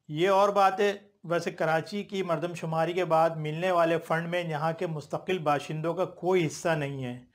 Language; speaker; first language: Urdu; native; Urdu